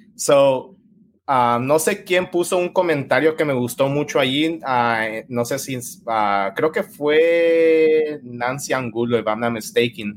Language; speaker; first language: Spanish; early bilingual, heritage; Spanish